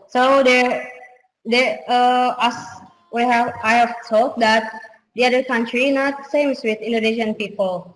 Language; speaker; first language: English; non-native, learner; Indonesian